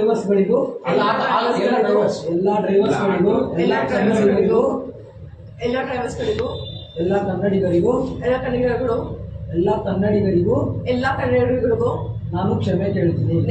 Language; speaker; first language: Kannada; non-native, learner; Hindi